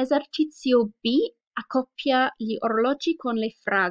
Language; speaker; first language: Italian; non-native, fluent; English